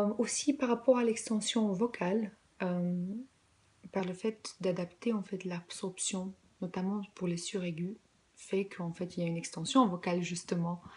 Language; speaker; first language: French; non-native, fluent; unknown